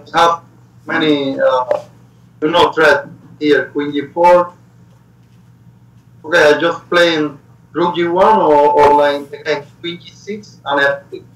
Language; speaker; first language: English; non-native, learner; Spanish